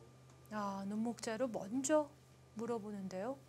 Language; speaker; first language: Korean; native; Korean